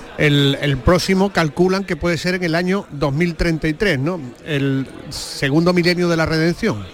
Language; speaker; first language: Spanish; native; Spanish